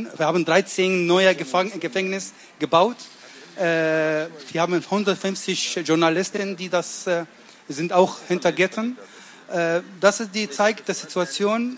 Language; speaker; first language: German; non-native, learner; Arabic